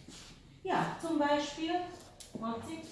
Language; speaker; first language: German; non-native, fluent; Hungarian